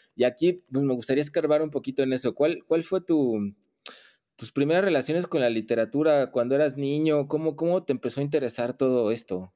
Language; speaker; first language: Spanish; native; Spanish